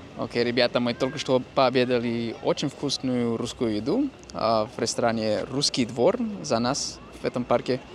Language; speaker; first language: Russian; non-native, fluent; English